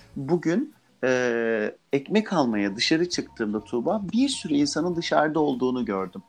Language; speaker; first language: Turkish; native; Turkish